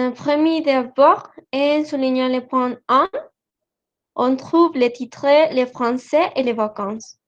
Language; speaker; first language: French; non-native, learner; Spanish